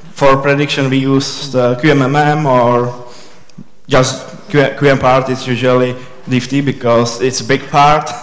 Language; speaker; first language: English; non-native, fluent; Czech